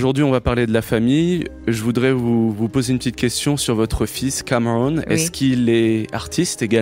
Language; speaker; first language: French; native; French